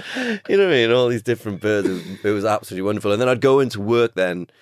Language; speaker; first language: English; native; English